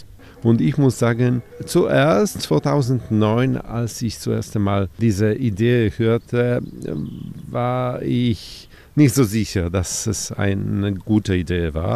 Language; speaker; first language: German; non-native, fluent; Polish